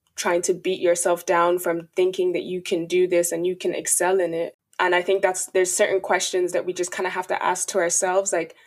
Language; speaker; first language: English; native; English